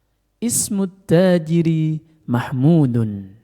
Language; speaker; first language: Arabic; non-native, fluent; Indonesian